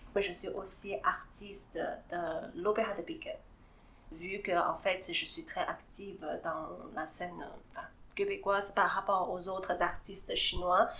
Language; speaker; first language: French; non-native, fluent; Chinese